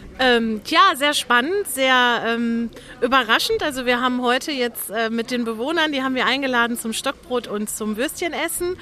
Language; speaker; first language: German; native; German